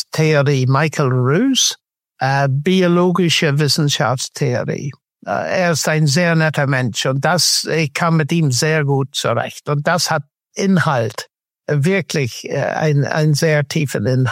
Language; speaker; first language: German; non-native, fluent; English